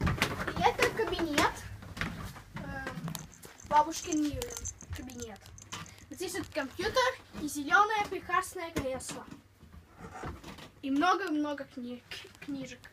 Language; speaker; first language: Russian; early bilingual, heritage; Russian